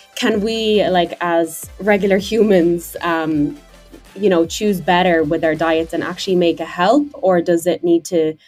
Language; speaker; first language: English; native; English